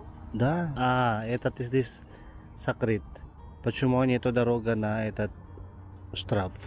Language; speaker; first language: Russian; non-native, learner; Filipino